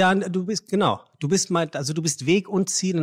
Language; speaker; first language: German; native; German